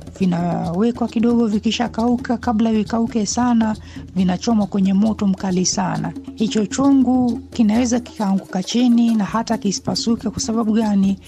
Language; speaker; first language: Swahili; non-native, local second language; Luyia